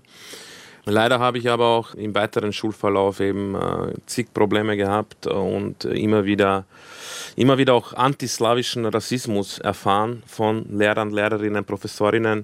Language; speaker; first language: German; early bilingual, other home language; Croatian